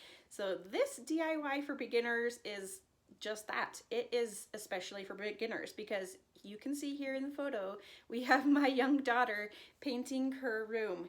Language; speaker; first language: English; native; English